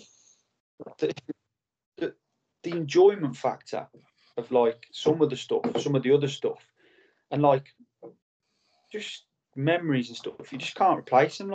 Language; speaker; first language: English; native; English